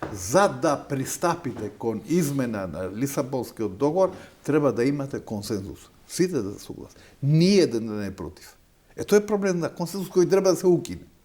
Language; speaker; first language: Macedonian; non-native, local second language; Albanian